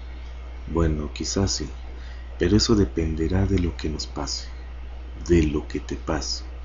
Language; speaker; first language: Spanish; native; Spanish